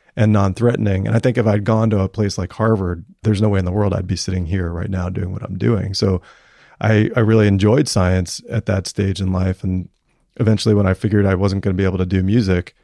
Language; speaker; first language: English; native; English